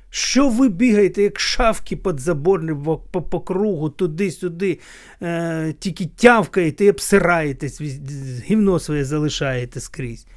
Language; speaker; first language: Ukrainian; non-native, local second language; Russian